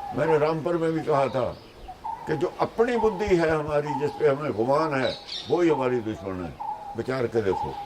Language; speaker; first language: Hindi; non-native, local second language; Punjabi